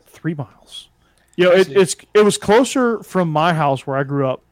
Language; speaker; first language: English; native; English